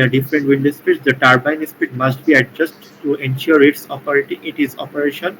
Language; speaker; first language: English; non-native, local second language; Bangla